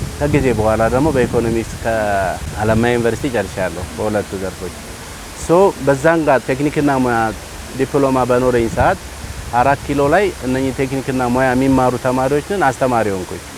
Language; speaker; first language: Amharic; native; Amharic